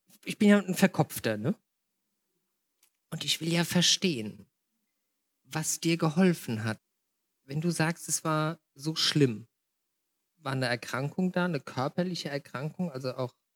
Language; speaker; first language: German; native; German